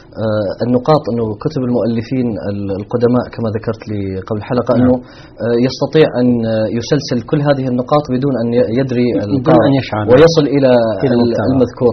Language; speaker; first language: Arabic; native; Arabic